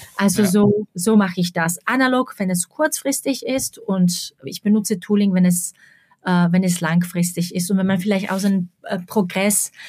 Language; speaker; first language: German; non-native, fluent; Slovak